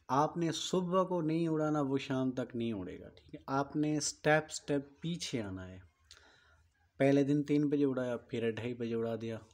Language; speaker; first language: Urdu; non-native, local second language; Punjabi